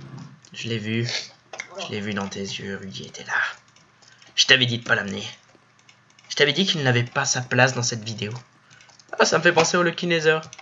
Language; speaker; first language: French; native; French